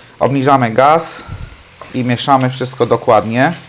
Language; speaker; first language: Polish; non-native, fluent; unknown